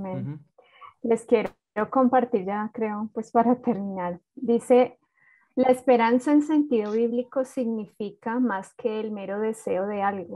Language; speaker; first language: Spanish; native; Spanish